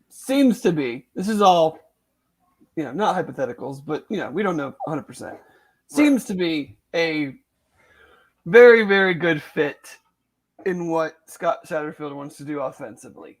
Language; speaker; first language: English; native; English